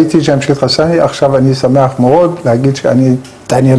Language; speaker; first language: Hebrew; non-native, learner; Persian